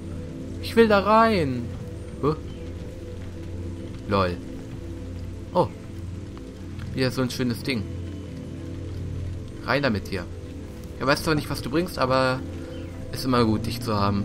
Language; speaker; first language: German; native; German